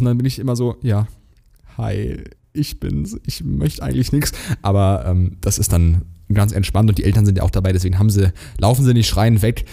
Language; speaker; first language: German; native; German